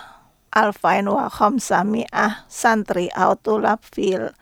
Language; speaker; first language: Arabic; non-native, fluent; Indonesian